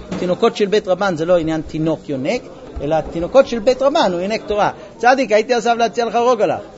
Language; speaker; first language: Hebrew; non-native, fluent; English